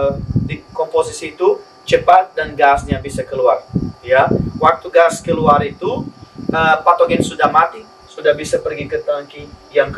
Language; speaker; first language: Indonesian; non-native, learner; Spanish